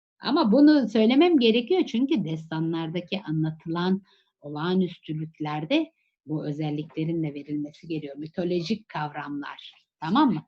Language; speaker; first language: Turkish; native; Turkish